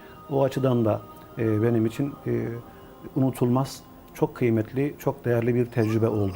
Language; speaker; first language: Turkish; native; Turkish